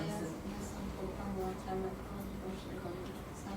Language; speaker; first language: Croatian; non-native, learner; English